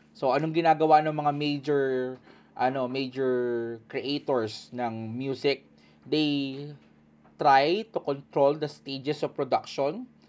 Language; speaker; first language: Filipino; native; Filipino